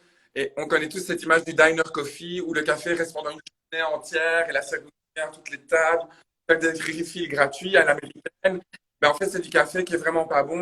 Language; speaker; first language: French; native; French